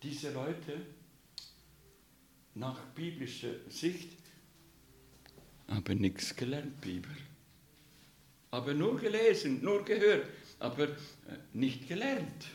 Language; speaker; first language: German; non-native, fluent; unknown